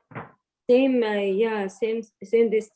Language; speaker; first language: English; non-native, learner; Arabic